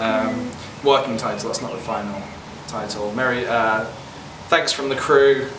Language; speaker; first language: English; native; English